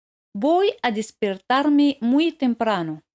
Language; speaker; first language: Spanish; non-native, fluent; French